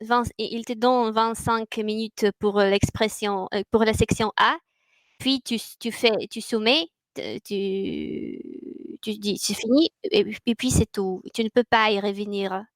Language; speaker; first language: French; non-native, fluent; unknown